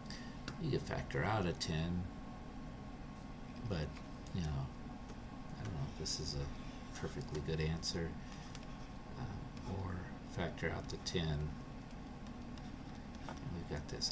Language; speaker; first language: English; native; English